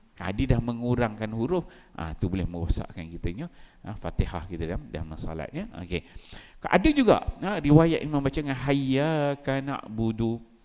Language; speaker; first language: Malay; native; Malay